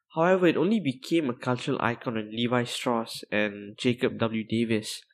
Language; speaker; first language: English; non-native, local second language; Tamil